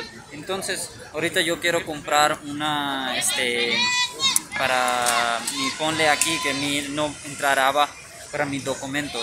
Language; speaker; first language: Spanish; non-native, learner; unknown